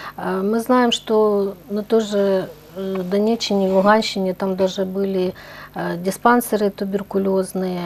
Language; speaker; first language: Russian; native; Russian